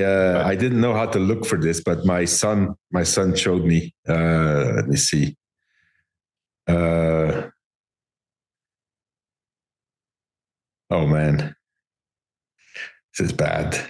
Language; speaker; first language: English; non-native, fluent; Dutch